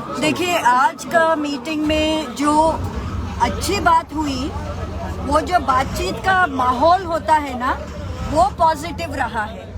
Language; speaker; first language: Hindi; non-native, local second language; Telugu